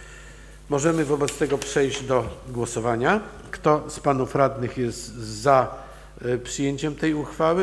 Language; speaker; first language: Polish; native; Polish